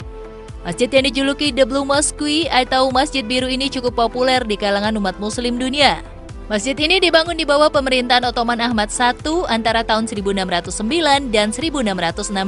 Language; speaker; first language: Indonesian; native; Indonesian